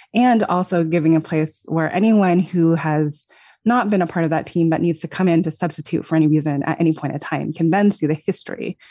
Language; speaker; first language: English; native; English